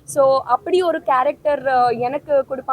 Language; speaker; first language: Tamil; non-native, fluent; Telugu